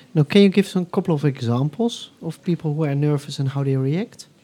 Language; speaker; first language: English; non-native, fluent; Dutch